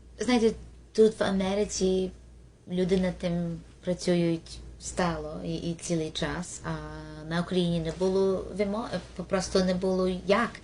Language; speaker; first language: Ukrainian; early bilingual, heritage; Ukrainian